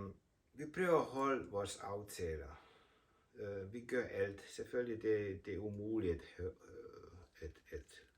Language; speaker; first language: Danish; non-native, fluent; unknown